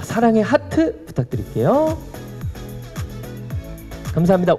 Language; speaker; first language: Korean; native; Korean